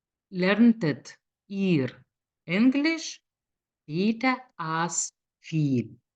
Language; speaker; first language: German; non-native, fluent; Lithuanian